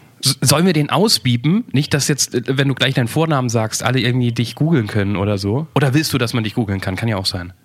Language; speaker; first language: German; native; German